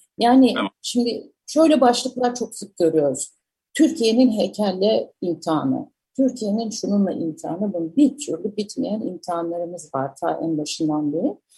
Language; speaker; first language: Turkish; native; Turkish